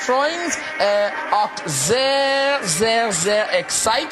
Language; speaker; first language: German; non-native, learner; English